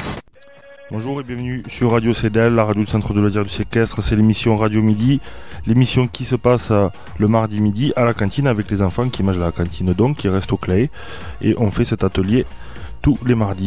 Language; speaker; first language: French; native; French